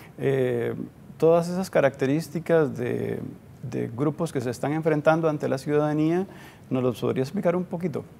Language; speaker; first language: Spanish; native; Spanish